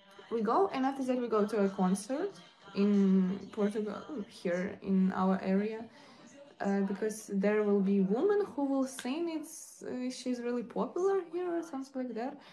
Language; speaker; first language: English; non-native, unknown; Ukrainian